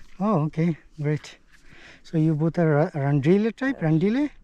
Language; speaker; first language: English; non-native, local second language; Bangla